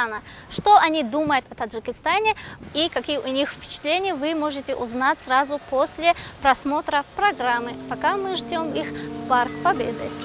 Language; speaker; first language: Russian; non-native, local second language; Tajik